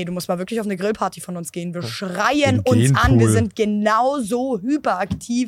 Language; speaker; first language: German; native; German